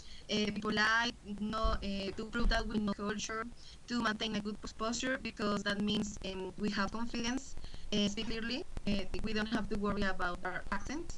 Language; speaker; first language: English; non-native, learner; Spanish